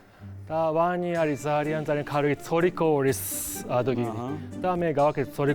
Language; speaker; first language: Georgian; non-native, learner; Japanese